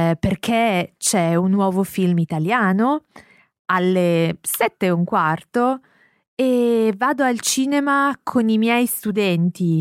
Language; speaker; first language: Italian; non-native, learner; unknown